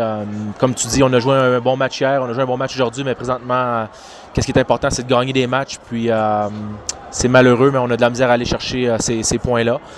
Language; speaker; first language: French; native; French